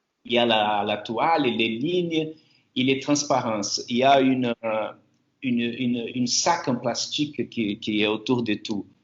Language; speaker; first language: French; non-native, fluent; Portuguese